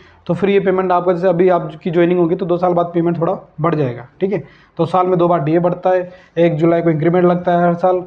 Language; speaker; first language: Hindi; native; Hindi